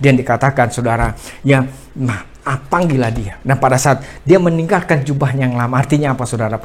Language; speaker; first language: Indonesian; native; Indonesian